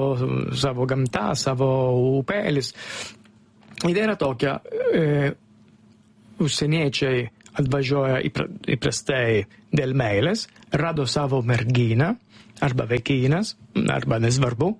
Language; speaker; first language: Lithuanian; non-native, learner; Italian